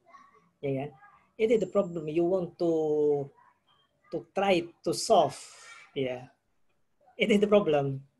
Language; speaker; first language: English; non-native, fluent; Indonesian